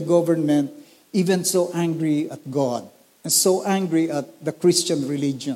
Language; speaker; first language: English; non-native, local second language; Filipino